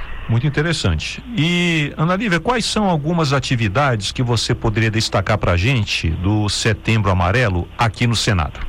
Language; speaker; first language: Portuguese; native; Portuguese